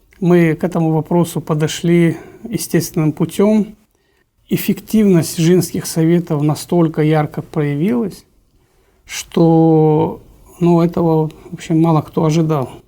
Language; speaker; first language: Russian; non-native, local second language; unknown